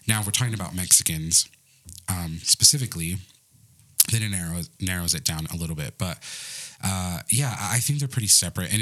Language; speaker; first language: English; early bilingual, other home language; Spanish